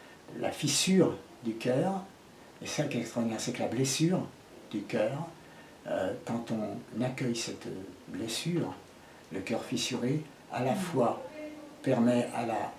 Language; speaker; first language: French; native; French